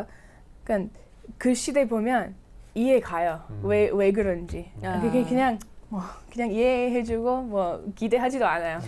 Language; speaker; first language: Korean; non-native, fluent; English